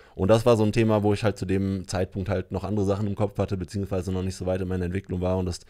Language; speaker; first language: German; native; German